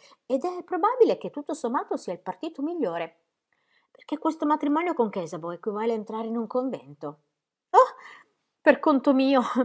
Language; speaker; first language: Italian; native; Italian